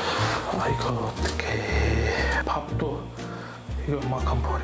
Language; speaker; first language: Korean; non-native, learner; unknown